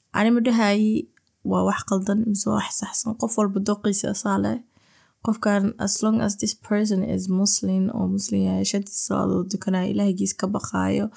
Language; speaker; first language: Somali; early bilingual, heritage; Somali